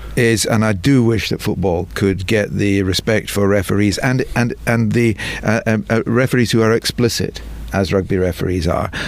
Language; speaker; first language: English; native; English